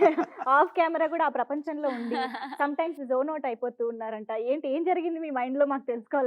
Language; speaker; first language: Telugu; native; Telugu